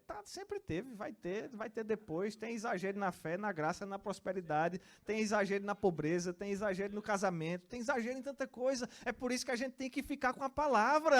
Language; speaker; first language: Portuguese; native; Portuguese